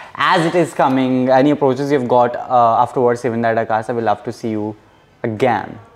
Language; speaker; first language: English; non-native, local second language; Haryanvi